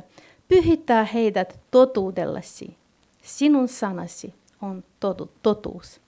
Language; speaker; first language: Finnish; non-native, fluent; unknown